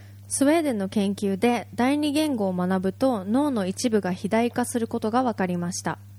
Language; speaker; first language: Japanese; native; Japanese